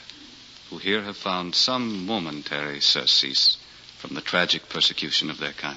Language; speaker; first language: English; native; English